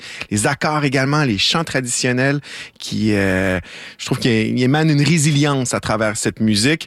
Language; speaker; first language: French; native; French